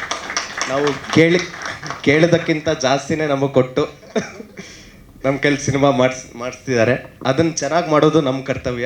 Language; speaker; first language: Kannada; native; Kannada